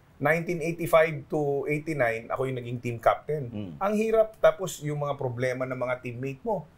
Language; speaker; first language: Filipino; non-native, local second language; Hiligaynon